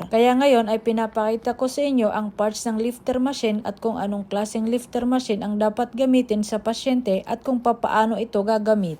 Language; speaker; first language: Filipino; native; Filipino